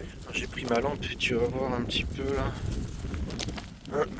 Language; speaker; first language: French; native; French